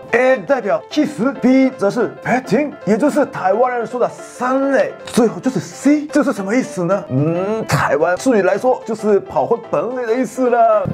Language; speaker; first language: Chinese; non-native, fluent; Japanese